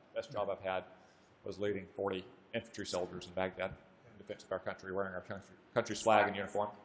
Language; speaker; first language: English; native; English